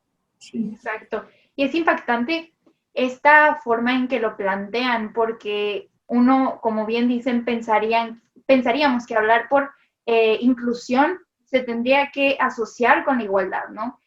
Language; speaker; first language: Spanish; native; Spanish